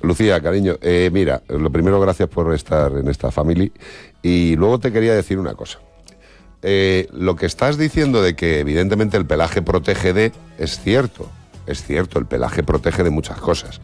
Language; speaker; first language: Spanish; native; Spanish